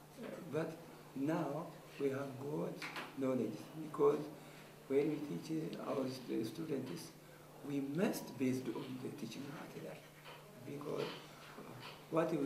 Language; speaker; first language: English; non-native, learner; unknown